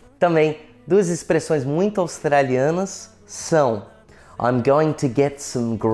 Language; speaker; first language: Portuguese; non-native, fluent; English